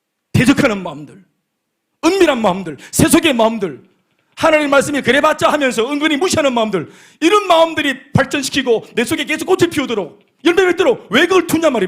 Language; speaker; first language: Korean; native; Korean